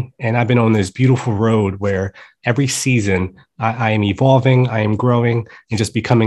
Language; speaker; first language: English; early bilingual, other home language; Spanish